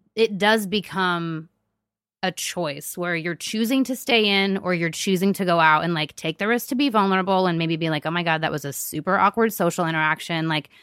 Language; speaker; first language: English; native; English